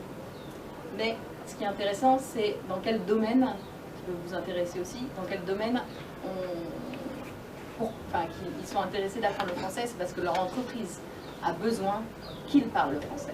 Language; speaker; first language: French; native; French